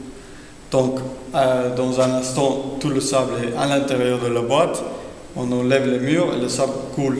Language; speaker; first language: French; non-native, fluent; Spanish